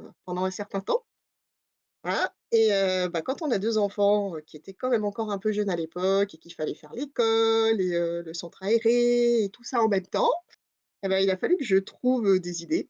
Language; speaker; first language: French; native; French